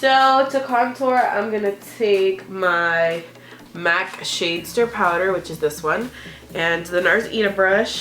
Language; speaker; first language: English; native; English